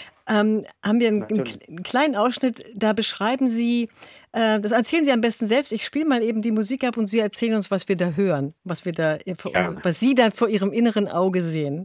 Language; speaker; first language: German; native; German